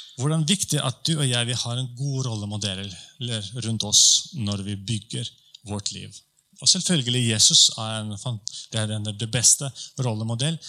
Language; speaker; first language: Norwegian; non-native, fluent; Polish